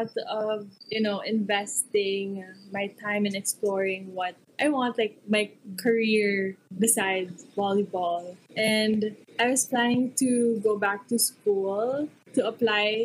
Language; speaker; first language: English; non-native, local second language; Hiligaynon